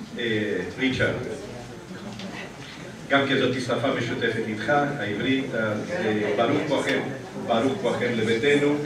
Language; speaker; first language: Hebrew; non-native, fluent; Spanish